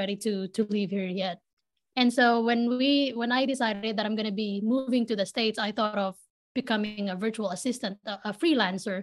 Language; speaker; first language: English; non-native, local second language; Filipino